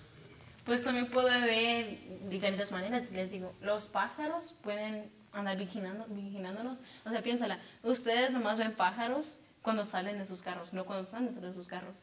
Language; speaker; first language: Spanish; early bilingual, other home language; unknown